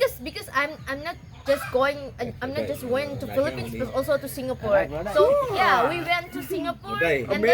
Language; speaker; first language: English; non-native, learner; Indonesian